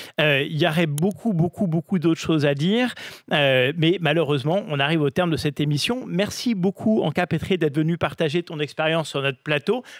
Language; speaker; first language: French; native; French